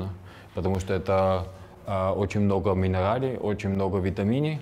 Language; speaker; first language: Russian; non-native, fluent; German